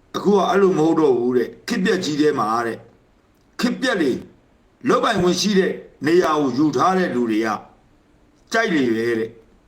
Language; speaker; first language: Burmese; native; Burmese